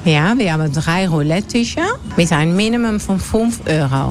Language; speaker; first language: German; non-native, learner; Dutch